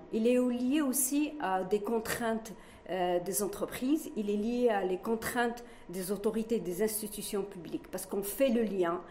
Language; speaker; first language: French; non-native, local second language; Arabic